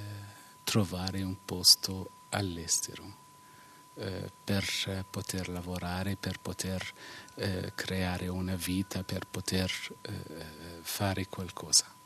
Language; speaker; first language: Italian; non-native, fluent; Arabic